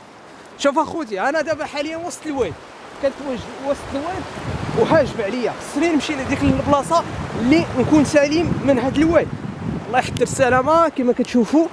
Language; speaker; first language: Arabic; native; Arabic